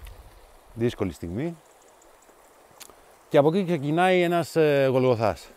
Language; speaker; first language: Greek; native; Greek